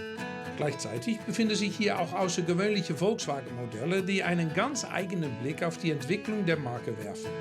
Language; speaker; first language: German; native; German